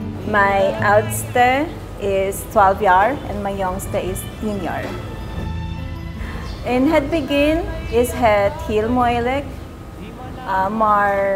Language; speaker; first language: Dutch; non-native, learner; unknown